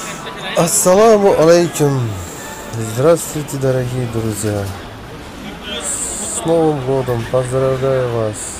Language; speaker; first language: Russian; non-native, local second language; Uzbek